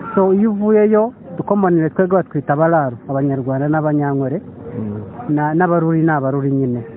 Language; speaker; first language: Kinyarwanda; early bilingual, heritage; Kinyarwanda